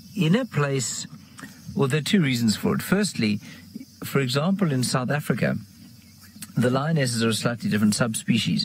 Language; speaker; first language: English; native; English